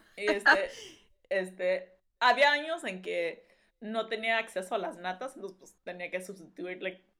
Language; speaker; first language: Spanish; early bilingual, heritage; Spanish